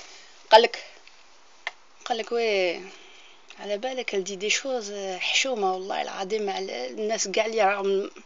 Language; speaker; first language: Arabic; native; Arabic